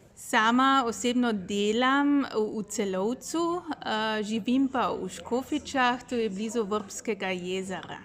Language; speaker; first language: Slovenian; native; Slovenian